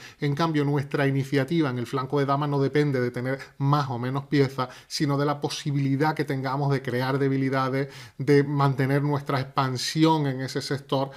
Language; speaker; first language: Spanish; native; Spanish